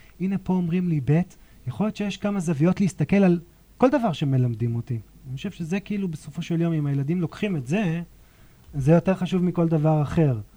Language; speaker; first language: Hebrew; native; Hebrew